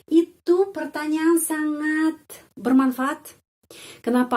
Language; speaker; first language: Indonesian; non-native, fluent; Russian